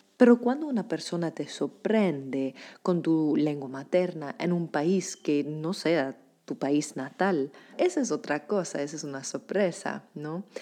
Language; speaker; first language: Spanish; non-native, fluent; English